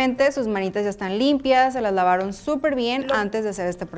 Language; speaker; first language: Spanish; native; Spanish